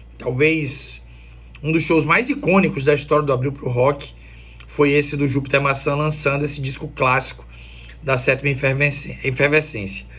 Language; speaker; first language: Portuguese; native; Portuguese